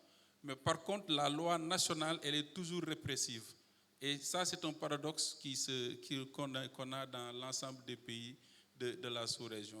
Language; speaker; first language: French; non-native, local second language; Wolof